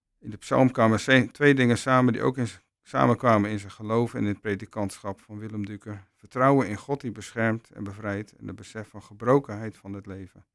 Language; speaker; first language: Dutch; native; Dutch